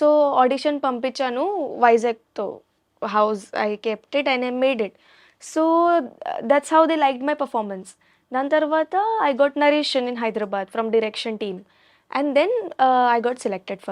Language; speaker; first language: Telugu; non-native, learner; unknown